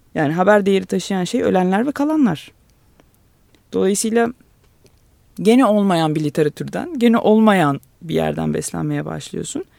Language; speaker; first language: Turkish; native; Turkish